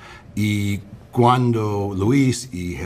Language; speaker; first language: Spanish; non-native, fluent; English